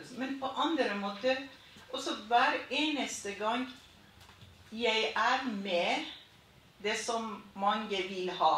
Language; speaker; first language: Norwegian; non-native, fluent; Persian